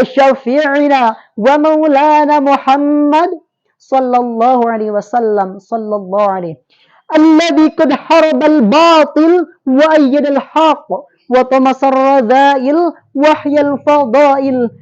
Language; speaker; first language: Arabic; non-native, learner; Indonesian